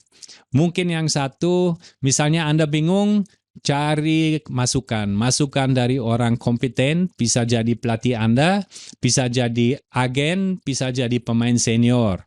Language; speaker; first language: Indonesian; non-native, fluent; German